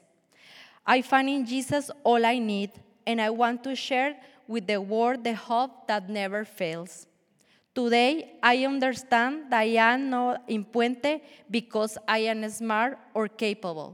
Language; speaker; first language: English; non-native, fluent; Spanish